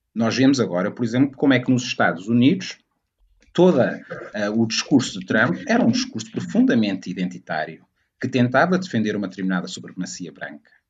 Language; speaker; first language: Portuguese; native; Portuguese